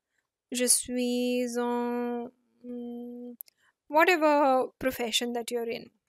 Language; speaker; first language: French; non-native, fluent; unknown